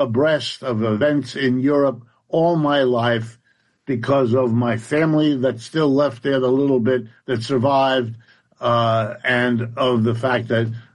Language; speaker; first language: English; early bilingual, other home language; German